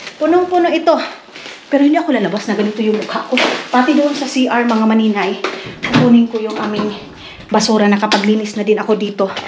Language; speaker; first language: Filipino; non-native, local second language; Cebuano